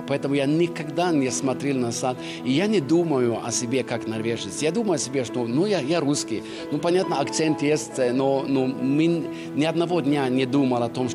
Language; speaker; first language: Russian; non-native, fluent; Norwegian